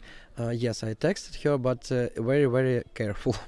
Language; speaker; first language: English; non-native, learner; Ukrainian